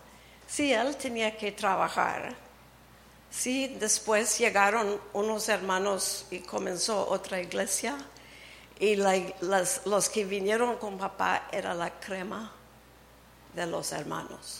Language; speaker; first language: Spanish; early bilingual, heritage; Spanish